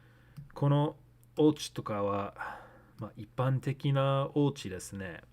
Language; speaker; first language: Japanese; non-native, learner; English